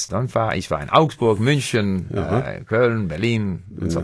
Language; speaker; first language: German; non-native, learner; English